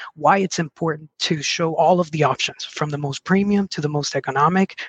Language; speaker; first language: English; early bilingual, other home language; Spanish